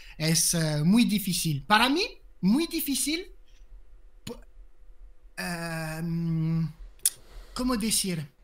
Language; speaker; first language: Spanish; non-native, learner; French